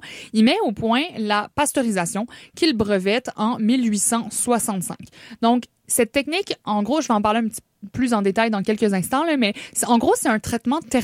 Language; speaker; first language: French; native; French